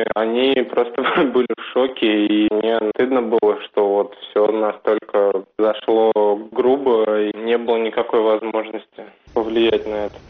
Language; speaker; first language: Russian; native; Russian